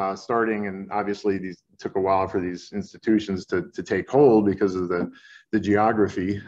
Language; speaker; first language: English; native; English